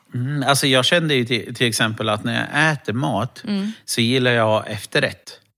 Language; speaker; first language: Swedish; early bilingual, other home language; Romany